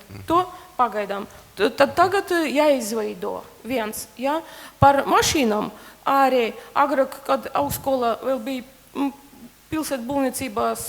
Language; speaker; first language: Latvian; non-native, local second language; Russian